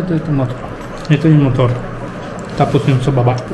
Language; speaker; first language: Filipino; non-native, learner; Punjabi